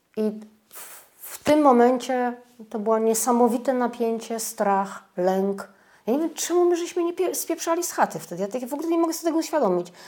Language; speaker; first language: Polish; native; Polish